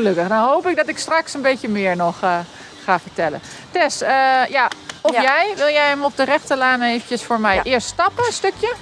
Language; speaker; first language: Dutch; native; Dutch